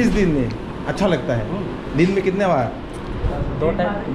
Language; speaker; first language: Hindi; non-native, local second language; Bangla